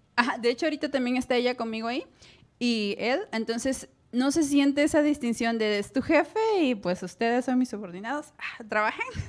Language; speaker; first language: Spanish; native; Spanish